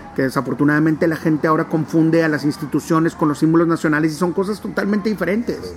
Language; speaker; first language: Spanish; non-native, local second language; English